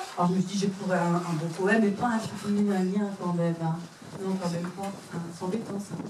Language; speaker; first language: French; native; French